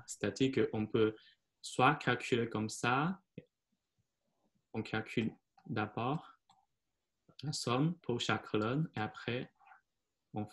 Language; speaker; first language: French; non-native, fluent; Chinese